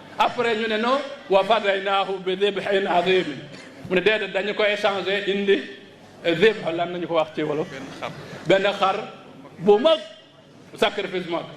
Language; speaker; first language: Wolof; non-native, local second language; Fula